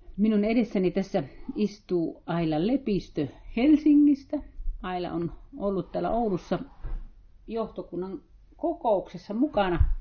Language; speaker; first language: Finnish; native; Finnish